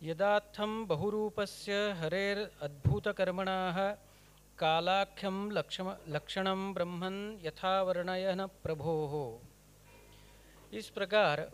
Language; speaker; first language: Hindi; non-native, local second language; Kannada